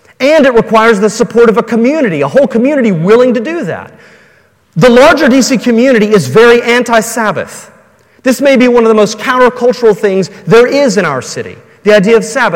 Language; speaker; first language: English; native; English